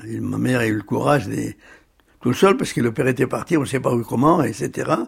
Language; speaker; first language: French; early bilingual, other home language; Spanish